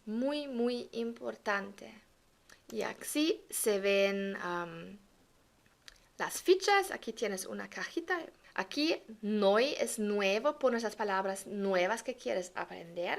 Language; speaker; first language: Spanish; non-native, fluent; German